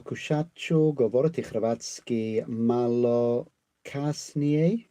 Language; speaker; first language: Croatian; non-native, learner; English